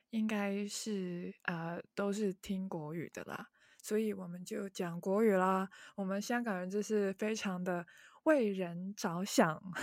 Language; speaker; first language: Chinese; non-native, local second language; Cantonese